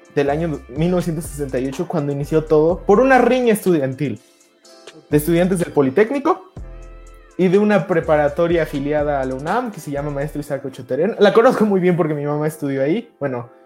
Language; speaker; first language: Spanish; native; Spanish